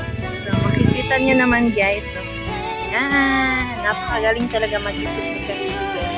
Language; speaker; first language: Filipino; non-native, local second language; Cebuano